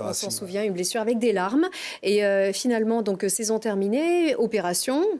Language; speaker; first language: French; native; French